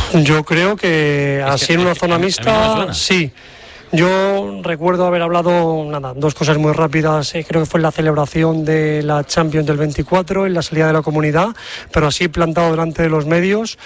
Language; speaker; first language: Spanish; native; Spanish